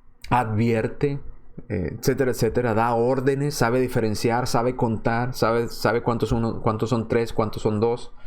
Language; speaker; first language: Spanish; native; Spanish